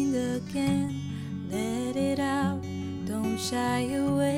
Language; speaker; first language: English; non-native, local second language; Hindi